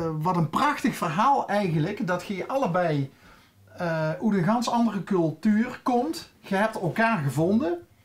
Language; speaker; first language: Dutch; native; Dutch